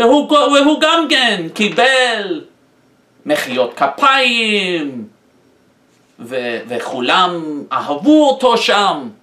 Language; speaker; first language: Hebrew; non-native, fluent; English